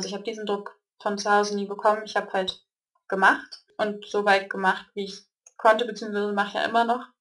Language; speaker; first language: German; native; German